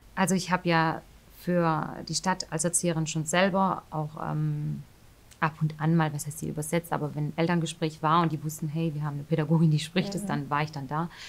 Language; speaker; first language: German; early bilingual, other home language; Albanian